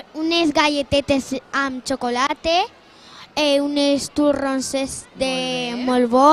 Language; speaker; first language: Catalan; non-native, local second language; Spanish